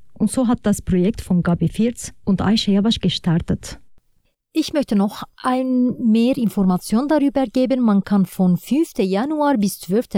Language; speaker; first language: German; non-native, learner; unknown